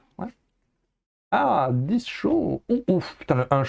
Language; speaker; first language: French; native; French